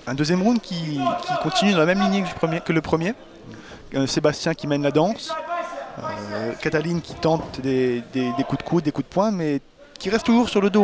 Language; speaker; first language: French; native; French